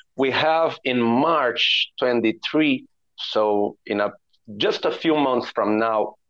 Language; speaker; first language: English; non-native, fluent; Portuguese